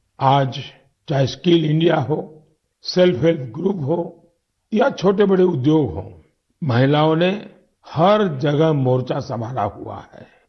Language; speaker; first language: Hindi; non-native, local second language; Gujarati